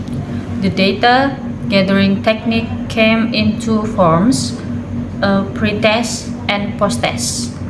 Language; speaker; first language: English; non-native, learner; Indonesian